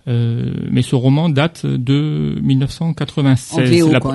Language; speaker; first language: French; native; French